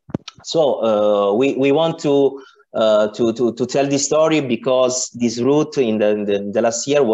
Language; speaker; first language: English; non-native, learner; Italian